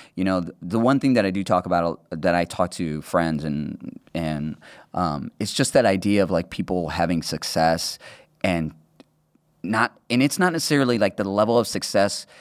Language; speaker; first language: English; early bilingual, other home language; Spanish